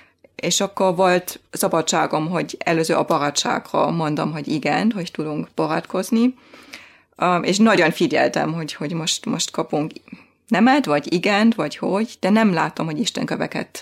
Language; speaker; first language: Hungarian; non-native, fluent; German